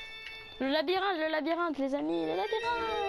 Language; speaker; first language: French; native; French